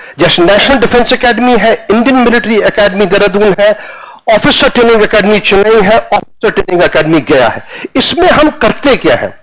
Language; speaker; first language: Hindi; non-native, local second language; Punjabi